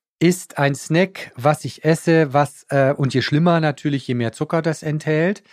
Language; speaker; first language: German; native; German